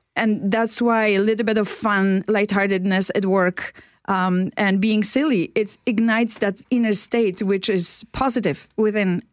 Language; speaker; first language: English; non-native, fluent; Polish